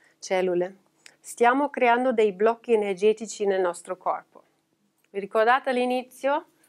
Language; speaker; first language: Italian; non-native, fluent; German